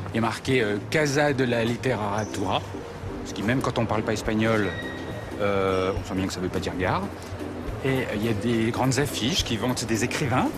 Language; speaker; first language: French; native; French